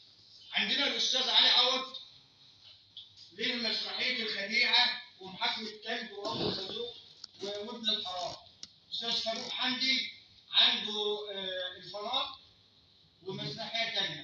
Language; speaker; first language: Arabic; native; Arabic